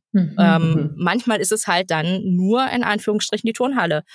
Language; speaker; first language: German; native; German